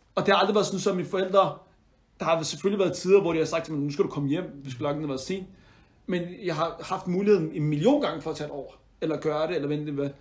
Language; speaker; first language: Danish; early bilingual, other home language; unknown